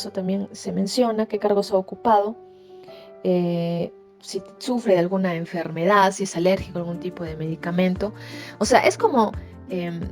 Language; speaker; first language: Spanish; native; Spanish